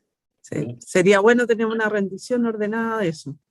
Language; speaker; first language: Spanish; native; Spanish